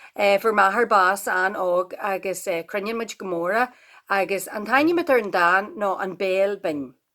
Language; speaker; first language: Irish; native; Irish